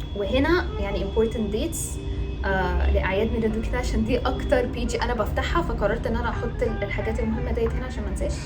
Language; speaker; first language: Egyptian Arabic; native; Egyptian Arabic